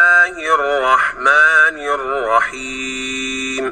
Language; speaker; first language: Arabic; native; Arabic